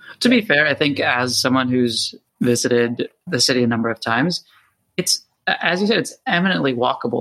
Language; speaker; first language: English; native; English